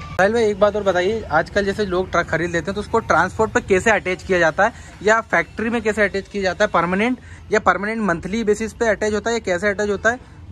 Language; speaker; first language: Hindi; native; Hindi